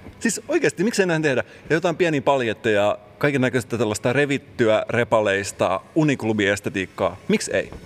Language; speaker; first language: Finnish; native; Finnish